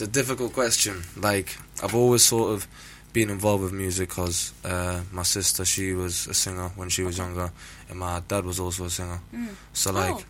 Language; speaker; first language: English; native; English